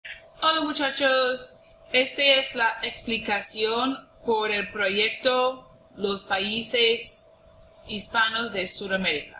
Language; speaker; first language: Spanish; non-native, fluent; English